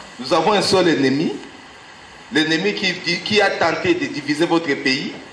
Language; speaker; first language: French; non-native, local second language; Lingala